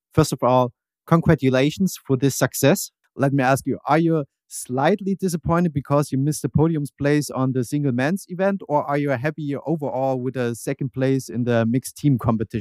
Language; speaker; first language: English; non-native, fluent; German